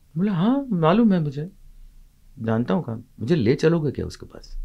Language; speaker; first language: Hindi; non-native, local second language; Marathi